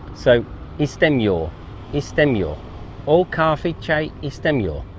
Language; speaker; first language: Turkish; non-native, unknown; English